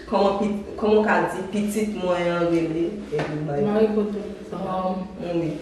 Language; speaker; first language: French; non-native, learner; Haitian Creole